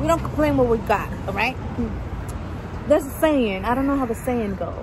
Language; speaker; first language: English; early bilingual, other home language; Spanish